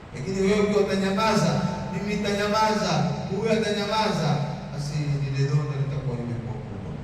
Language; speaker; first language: Swahili; native; Swahili